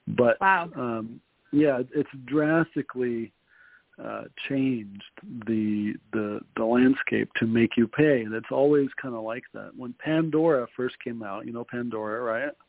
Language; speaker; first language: English; native; English